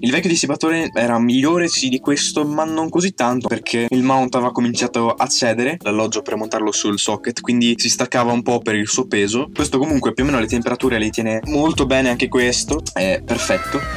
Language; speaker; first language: Italian; native; Italian